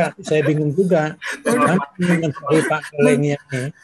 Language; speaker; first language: Malay; native; Malay